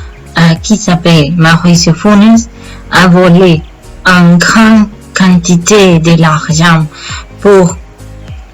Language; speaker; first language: French; non-native, learner; Spanish